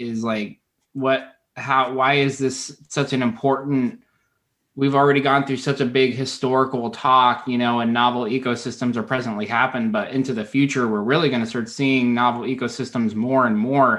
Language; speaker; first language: English; native; English